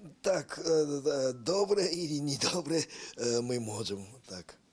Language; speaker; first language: Ukrainian; non-native, learner; Japanese